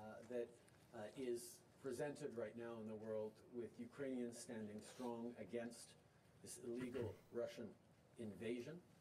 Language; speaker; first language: English; early bilingual, other home language; French